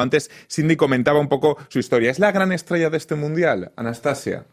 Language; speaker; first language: Spanish; native; Spanish